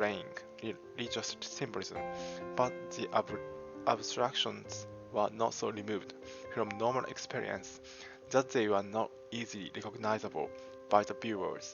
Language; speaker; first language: English; non-native, fluent; Japanese